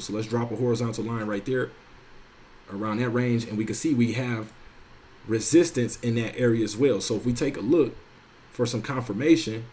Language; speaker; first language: English; native; English